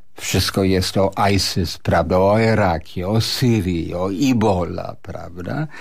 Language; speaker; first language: Polish; non-native, fluent; English